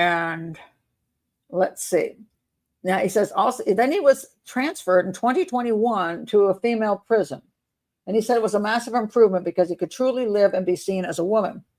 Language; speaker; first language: English; native; English